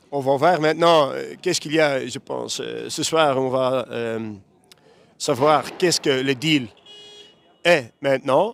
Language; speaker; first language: French; non-native, local second language; Dutch